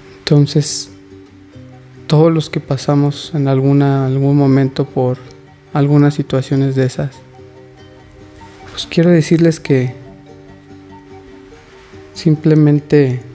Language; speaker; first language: Spanish; native; Spanish